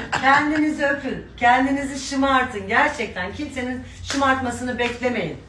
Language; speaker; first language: Turkish; native; Turkish